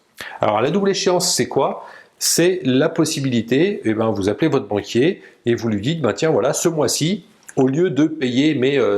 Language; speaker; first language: French; native; French